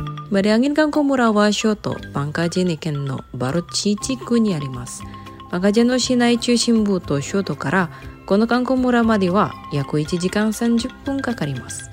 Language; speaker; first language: Japanese; non-native, fluent; Indonesian